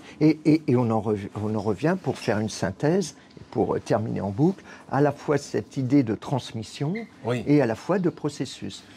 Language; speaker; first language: French; native; French